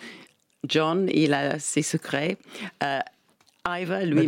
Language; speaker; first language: French; non-native, fluent; English